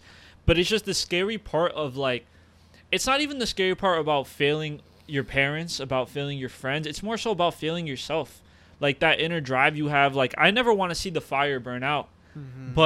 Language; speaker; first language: English; native; English